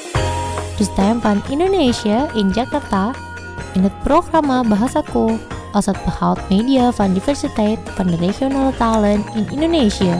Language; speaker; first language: Dutch; non-native, learner; Indonesian